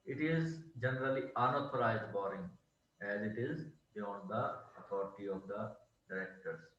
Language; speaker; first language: English; non-native, local second language; Punjabi